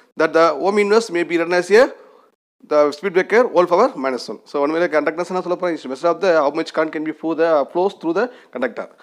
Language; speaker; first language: English; non-native, local second language; Tamil